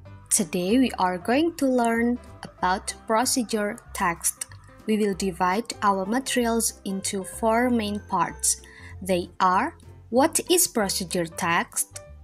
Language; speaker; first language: English; non-native, fluent; Indonesian